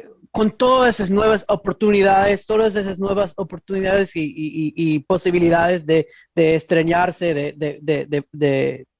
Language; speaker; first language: Spanish; non-native, fluent; English